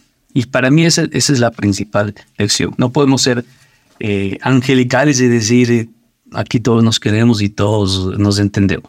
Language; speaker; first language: Spanish; native; Spanish